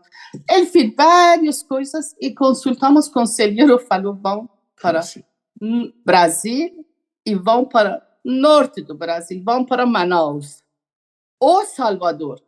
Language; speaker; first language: Portuguese; non-native, learner; Persian